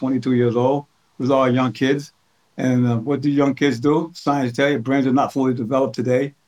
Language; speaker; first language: English; native; English